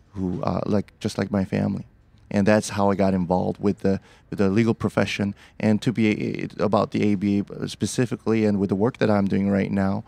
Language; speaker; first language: English; early bilingual, other home language; Korean